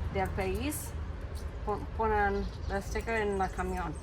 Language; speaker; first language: Spanish; non-native, learner; English